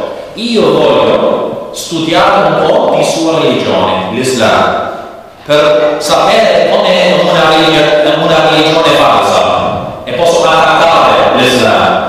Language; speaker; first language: Italian; non-native, learner; English